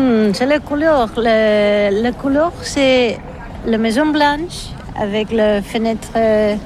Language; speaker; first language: French; non-native, learner; Catalan